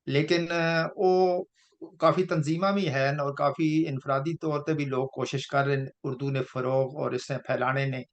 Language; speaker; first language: Urdu; non-native, local second language; Pahari-Potwari